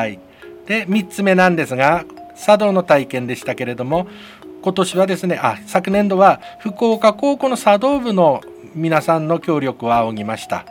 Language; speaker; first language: Japanese; native; Japanese